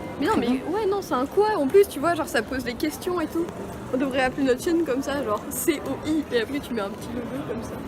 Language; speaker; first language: French; native; French